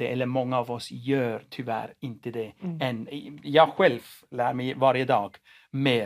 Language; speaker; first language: Swedish; non-native, fluent; German